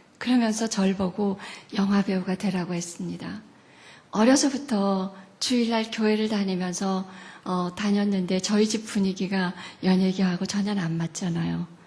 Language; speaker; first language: Korean; native; Korean